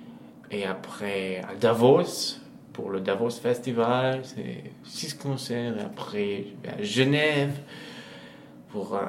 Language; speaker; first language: French; non-native, fluent; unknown